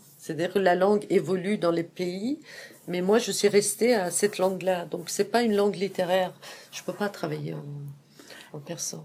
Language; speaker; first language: French; non-native, fluent; Persian